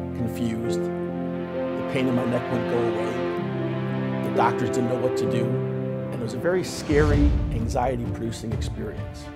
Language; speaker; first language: English; native; English